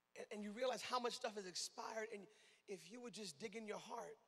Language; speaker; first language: English; native; English